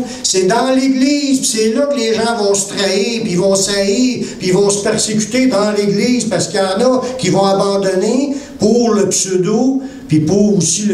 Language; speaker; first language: French; native; French